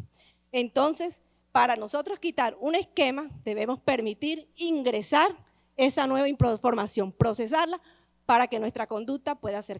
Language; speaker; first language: Spanish; native; Spanish